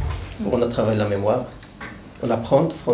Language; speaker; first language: French; non-native, learner; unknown